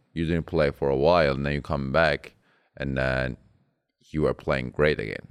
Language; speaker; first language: English; non-native, learner; Turkish